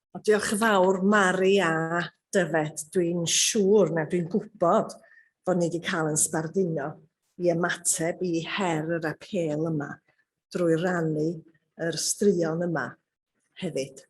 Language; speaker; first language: Welsh; native; Welsh